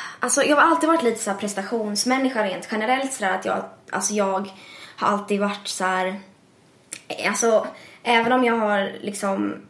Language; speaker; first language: Swedish; early bilingual, other home language; English